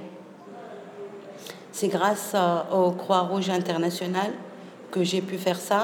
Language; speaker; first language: French; non-native, local second language; Arabic